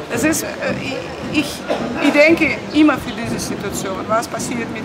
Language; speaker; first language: German; non-native, learner; Russian